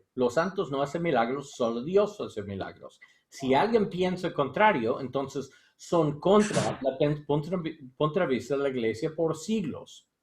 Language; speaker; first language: Spanish; non-native, learner; English